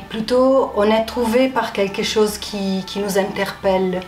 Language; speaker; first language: French; non-native, fluent; Italian